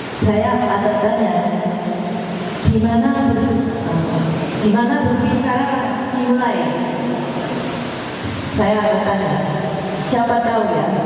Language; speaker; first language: Indonesian; non-native, learner; Korean